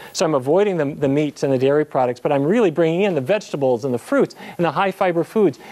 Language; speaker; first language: English; native; English